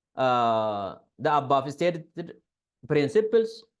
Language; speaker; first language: English; non-native, local second language; Amharic